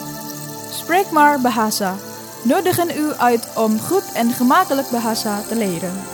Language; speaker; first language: Dutch; non-native, learner; Indonesian